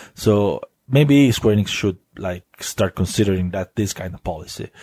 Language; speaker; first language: English; non-native, fluent; Italian